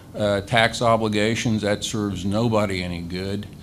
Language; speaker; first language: English; native; English